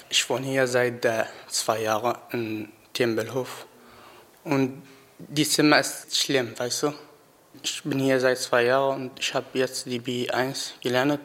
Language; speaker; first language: German; non-native, learner; Arabic